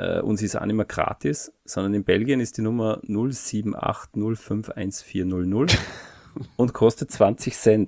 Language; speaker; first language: German; native; German